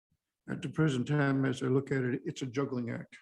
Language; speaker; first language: English; native; English